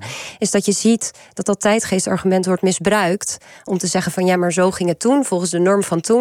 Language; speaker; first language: Dutch; native; Dutch